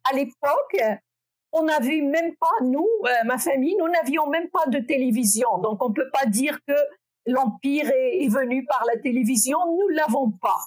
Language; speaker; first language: French; non-native, local second language; Arabic